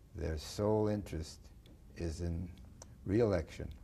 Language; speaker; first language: English; native; English